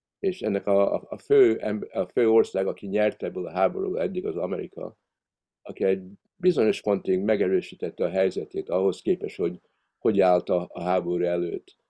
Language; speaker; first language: Hungarian; early bilingual, heritage; Hungarian